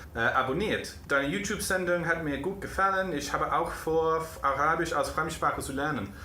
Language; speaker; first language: German; non-native, learner; English